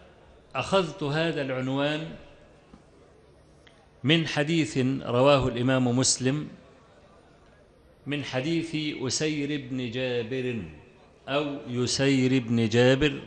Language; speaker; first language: Arabic; native; Arabic